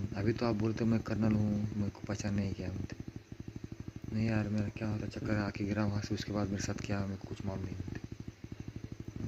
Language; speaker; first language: Hindi; non-native, local second language; Marathi